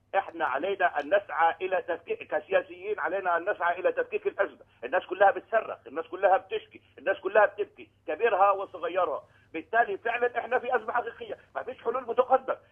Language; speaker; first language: Arabic; native; Arabic